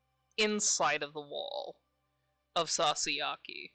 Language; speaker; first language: English; native; English